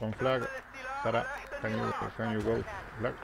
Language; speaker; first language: English; non-native, learner; Spanish